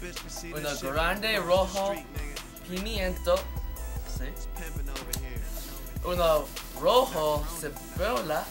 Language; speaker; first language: Spanish; non-native, learner; English